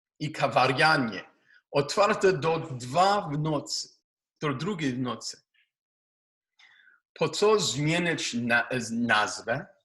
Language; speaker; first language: Polish; non-native, learner; Hebrew